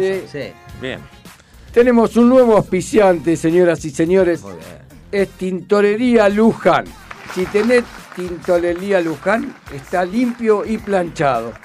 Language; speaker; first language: Spanish; native; Spanish